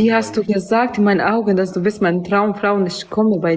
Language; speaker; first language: German; non-native, learner; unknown